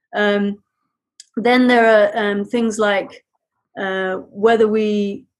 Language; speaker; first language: English; native; English